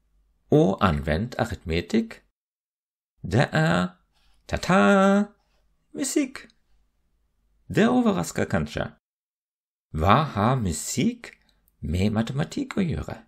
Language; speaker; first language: Norwegian; non-native, fluent; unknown